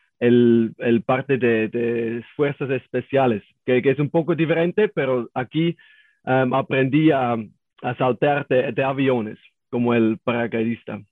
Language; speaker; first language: Spanish; non-native, learner; German